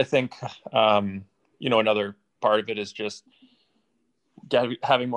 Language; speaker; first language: English; native; English